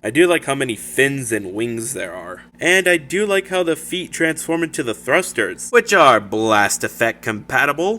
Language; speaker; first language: English; native; English